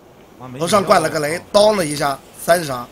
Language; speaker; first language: Chinese; native; Chinese